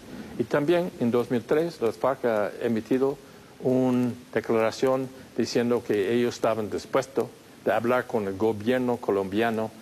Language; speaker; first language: Spanish; non-native, fluent; English